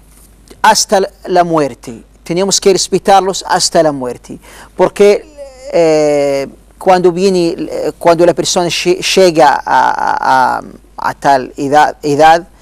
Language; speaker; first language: Spanish; non-native, learner; Arabic